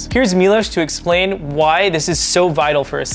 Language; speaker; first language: English; native; English